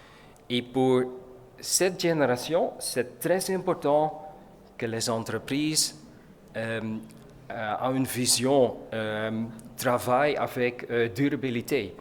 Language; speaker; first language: French; non-native, learner; Dutch